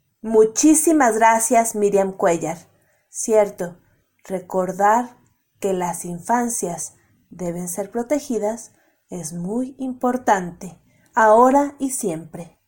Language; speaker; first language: Spanish; native; Spanish